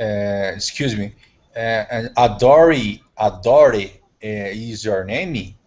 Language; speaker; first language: English; non-native, learner; Portuguese